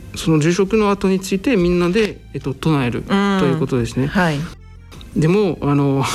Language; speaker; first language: Japanese; non-native, fluent; French